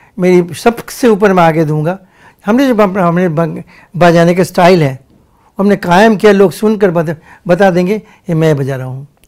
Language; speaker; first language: Hindi; non-native, local second language; Bangla